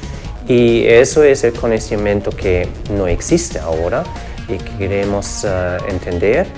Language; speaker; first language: Spanish; non-native, fluent; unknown